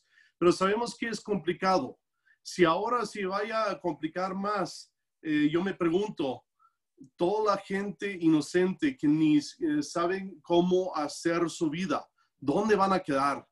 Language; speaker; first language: Spanish; non-native, local second language; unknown